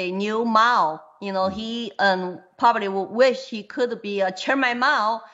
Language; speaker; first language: English; non-native, fluent; Chinese